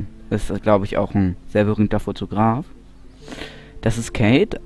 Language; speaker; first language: German; native; German